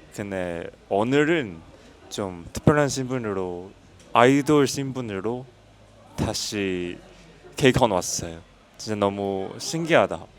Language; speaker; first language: Korean; non-native, learner; Chinese